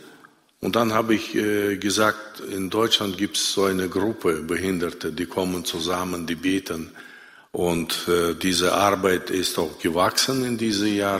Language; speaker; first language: German; non-native, fluent; Russian